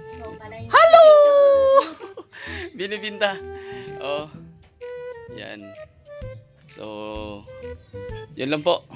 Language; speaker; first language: Filipino; native; Filipino